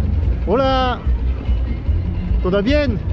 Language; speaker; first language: Spanish; non-native, learner; French